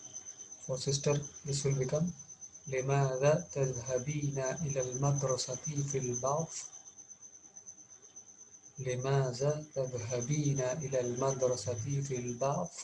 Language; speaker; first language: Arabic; non-native, fluent; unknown